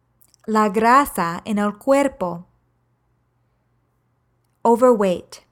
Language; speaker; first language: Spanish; non-native, fluent; English